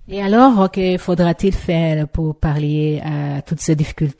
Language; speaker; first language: French; non-native, local second language; Rundi